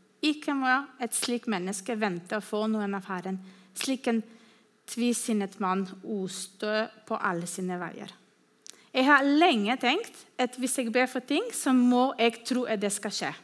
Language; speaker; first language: Norwegian; non-native, fluent; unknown